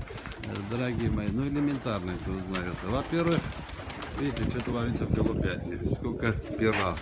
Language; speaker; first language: Russian; native; Russian